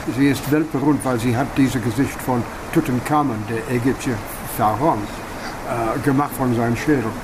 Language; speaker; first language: German; non-native, learner; English